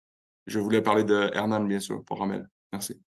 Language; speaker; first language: French; native; French